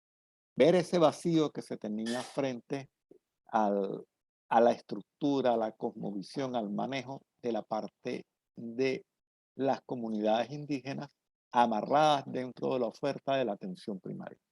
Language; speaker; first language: Spanish; native; Spanish